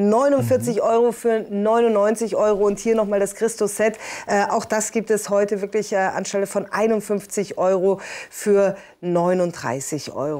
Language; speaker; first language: German; native; German